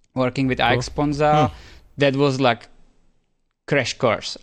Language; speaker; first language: English; non-native, fluent; Czech